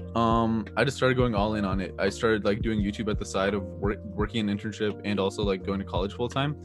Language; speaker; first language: English; native; English